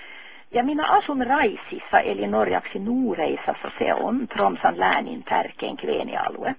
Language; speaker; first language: Finnish; non-native, fluent; Norwegian